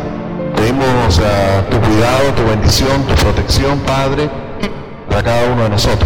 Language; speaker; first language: Spanish; native; Spanish